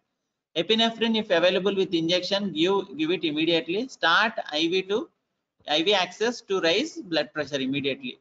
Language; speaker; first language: English; non-native, local second language; Telugu